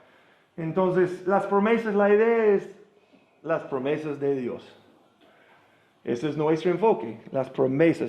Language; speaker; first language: Spanish; non-native, learner; English